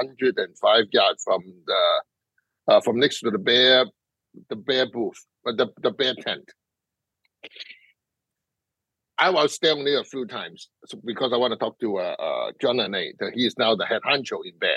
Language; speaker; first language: English; non-native, local second language; Cantonese